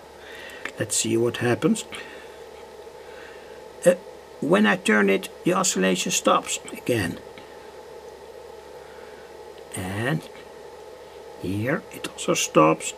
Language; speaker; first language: English; non-native, fluent; Dutch